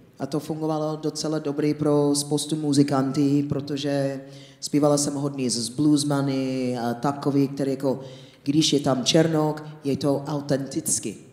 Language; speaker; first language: Czech; non-native, fluent; English